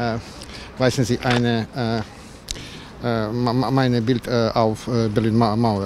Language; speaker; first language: German; non-native, learner; Russian